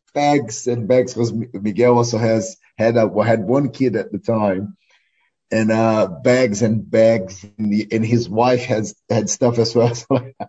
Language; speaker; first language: English; non-native, fluent; Portuguese